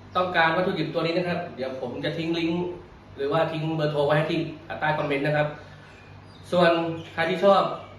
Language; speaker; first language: Thai; native; Thai